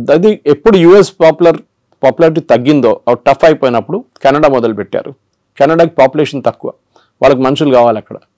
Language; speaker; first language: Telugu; non-native, local second language; Malayalam